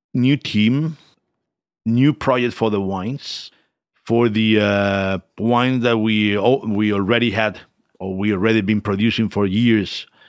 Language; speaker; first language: English; non-native, fluent; Spanish